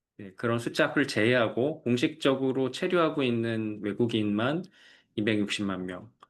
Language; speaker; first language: Korean; native; Korean